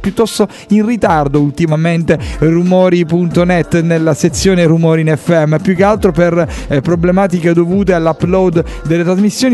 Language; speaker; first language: Italian; native; Italian